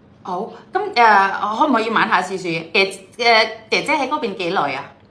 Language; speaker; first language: Cantonese; non-native, fluent; Indonesian